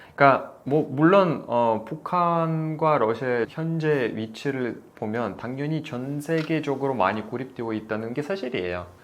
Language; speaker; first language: Korean; non-native, fluent; Russian